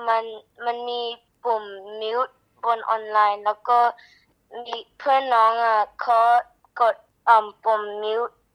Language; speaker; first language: Thai; early bilingual, heritage; Thai